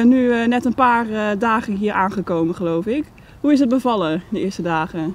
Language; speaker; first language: Dutch; native; Dutch